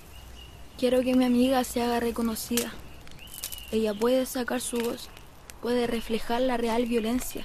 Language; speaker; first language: Spanish; native; Spanish